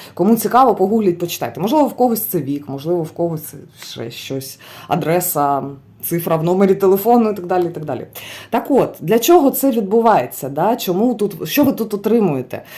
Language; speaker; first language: Ukrainian; non-native, local second language; Russian